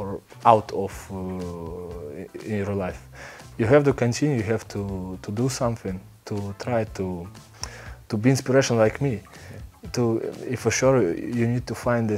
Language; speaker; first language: English; non-native, learner; Belarusian